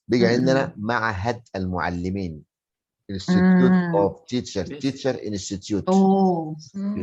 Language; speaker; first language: Arabic; native; Arabic